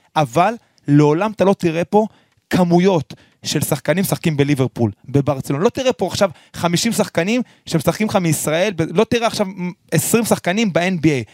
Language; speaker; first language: Hebrew; early bilingual, other home language; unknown